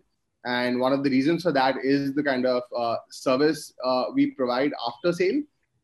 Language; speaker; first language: English; non-native, local second language; Hindi